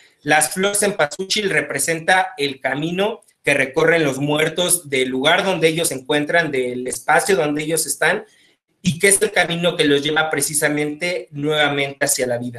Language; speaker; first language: Spanish; native; Spanish